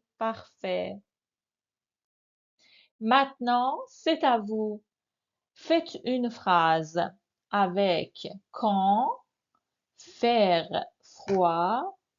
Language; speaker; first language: French; non-native, fluent; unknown